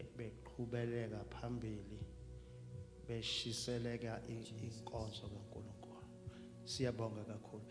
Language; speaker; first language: Zulu; native; Zulu